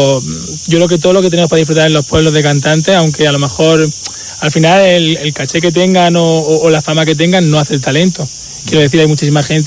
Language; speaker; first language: Spanish; native; Spanish